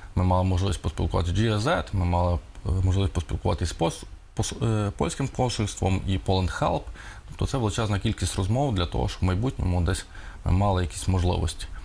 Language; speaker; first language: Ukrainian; native; Ukrainian